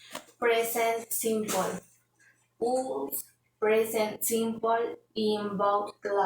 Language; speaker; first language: English; non-native, learner; Spanish